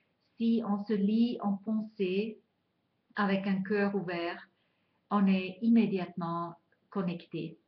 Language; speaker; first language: French; non-native, fluent; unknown